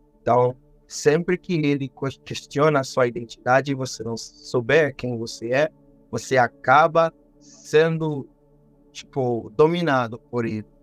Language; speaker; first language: Portuguese; non-native, fluent; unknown